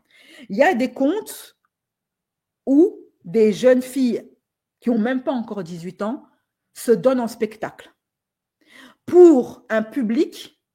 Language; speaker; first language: French; native; French